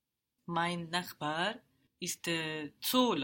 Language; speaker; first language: German; non-native, learner; English